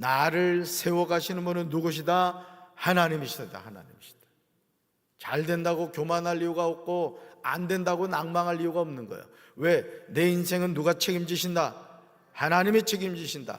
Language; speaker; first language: Korean; native; Korean